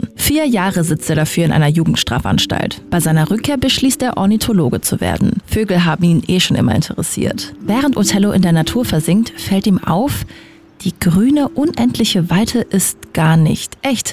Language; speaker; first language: German; native; German